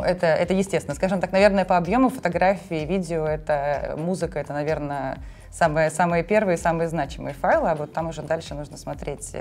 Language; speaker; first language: Russian; native; Russian